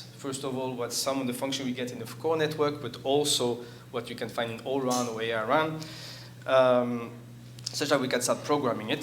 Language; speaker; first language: English; non-native, fluent; French